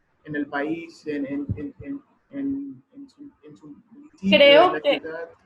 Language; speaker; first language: Spanish; non-native, learner; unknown